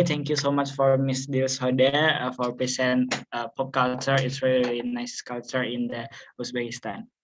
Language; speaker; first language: English; non-native, fluent; Indonesian